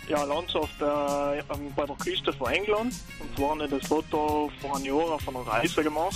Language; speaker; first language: German; native; German